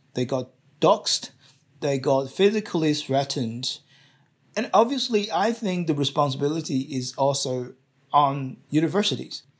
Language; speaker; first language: English; non-native, fluent; Chinese